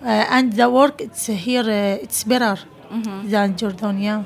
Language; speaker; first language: English; non-native, learner; Arabic